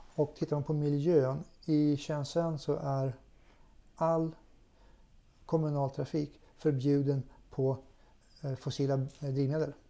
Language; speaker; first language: Swedish; native; Swedish